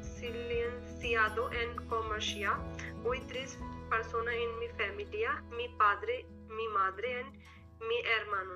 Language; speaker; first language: Spanish; non-native, learner; Hindi